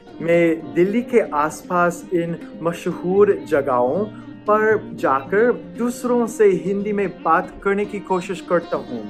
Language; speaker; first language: Hindi; non-native, fluent; English